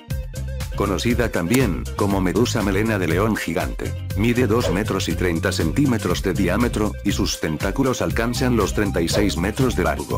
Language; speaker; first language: Spanish; native; Spanish